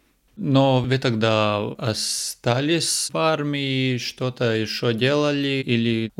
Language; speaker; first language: Russian; non-native, local second language; Latvian